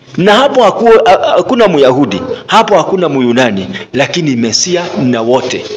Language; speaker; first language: Swahili; non-native, local second language; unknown